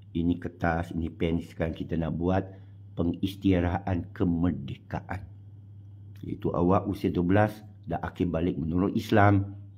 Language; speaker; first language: Malay; non-native, local second language; Chinese